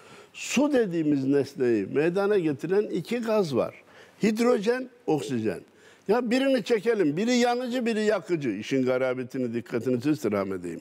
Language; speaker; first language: Turkish; native; Turkish